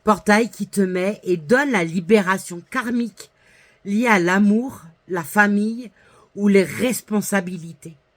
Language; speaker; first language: French; native; French